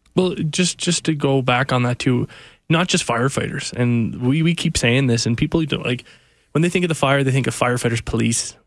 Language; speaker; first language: English; native; English